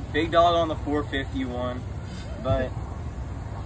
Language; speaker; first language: English; native; English